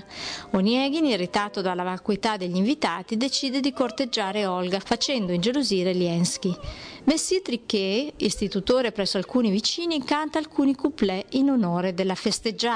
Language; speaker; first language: Italian; native; Italian